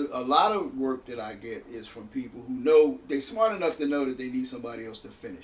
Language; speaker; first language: English; native; English